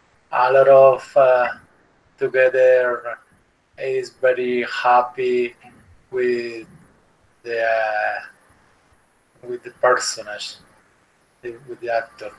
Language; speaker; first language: English; non-native, learner; Spanish